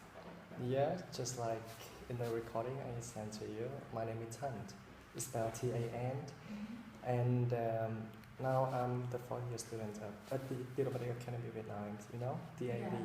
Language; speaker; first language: English; non-native, fluent; Vietnamese